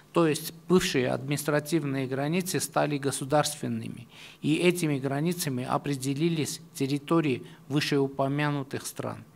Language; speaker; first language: Russian; non-native, local second language; Armenian